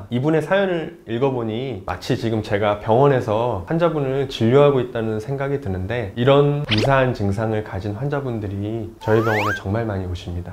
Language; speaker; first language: Korean; native; Korean